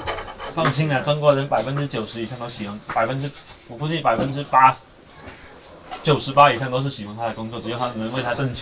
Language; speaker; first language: Chinese; native; Chinese